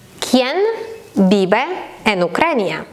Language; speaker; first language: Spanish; non-native, learner; Ukrainian